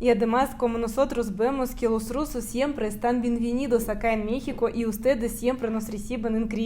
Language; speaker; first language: Spanish; non-native, fluent; Russian